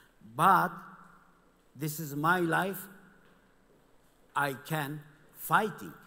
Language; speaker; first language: English; non-native, learner; Kurdish